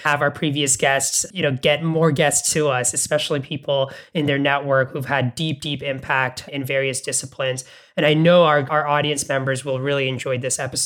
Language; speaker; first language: English; non-native, local second language; Bangla